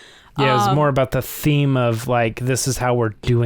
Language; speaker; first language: English; native; English